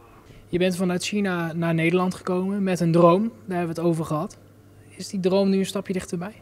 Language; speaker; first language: Dutch; native; Dutch